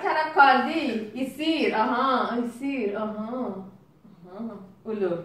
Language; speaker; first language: Turkish; non-native, learner; Azerbaijani